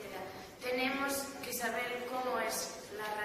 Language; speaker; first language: Spanish; non-native, local second language; Galician